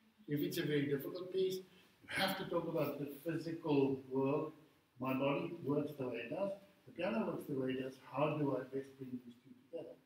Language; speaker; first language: English; non-native, local second language; Afrikaans